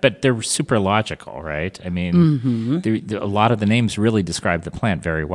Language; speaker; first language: English; native; English